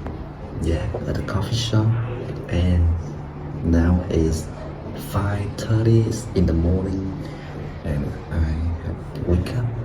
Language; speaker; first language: English; non-native, learner; Vietnamese